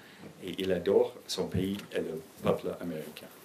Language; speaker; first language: French; non-native, fluent; English